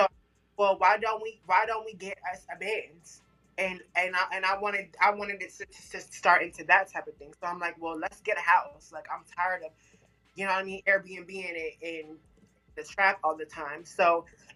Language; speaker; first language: English; native; English